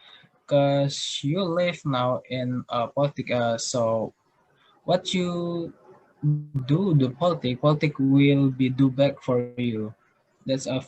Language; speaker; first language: English; non-native, learner; Indonesian